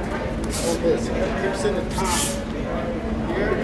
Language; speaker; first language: English; non-native, learner; Spanish